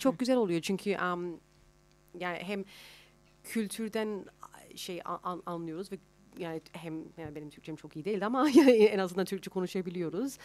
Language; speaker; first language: Turkish; early bilingual, heritage; Turkish